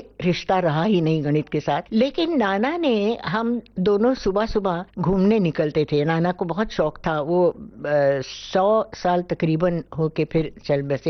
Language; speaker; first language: Hindi; non-native, local second language; Marathi